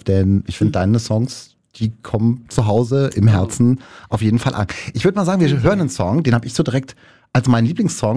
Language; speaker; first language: German; native; German